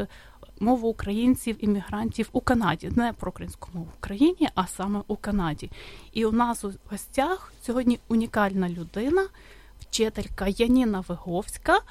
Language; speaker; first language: Ukrainian; native; Ukrainian